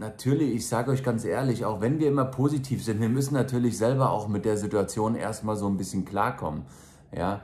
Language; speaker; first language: German; native; German